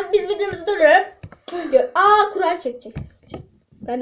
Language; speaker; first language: Turkish; native; Turkish